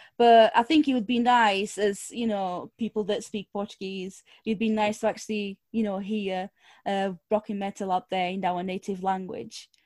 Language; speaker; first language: English; non-native, fluent; Portuguese